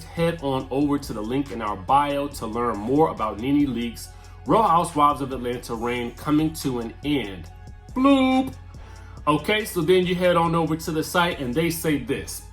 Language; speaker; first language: English; native; English